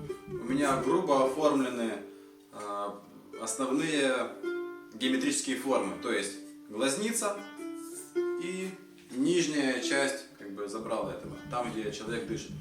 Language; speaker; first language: Russian; native; Russian